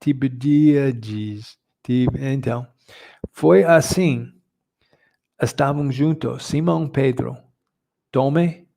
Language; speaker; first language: Portuguese; non-native, fluent; English